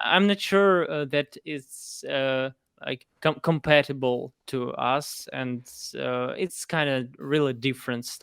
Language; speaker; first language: English; non-native, fluent; Russian